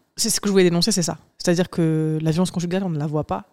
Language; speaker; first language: French; native; French